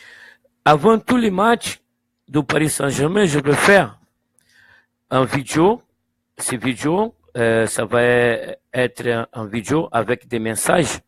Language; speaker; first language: French; non-native, fluent; Portuguese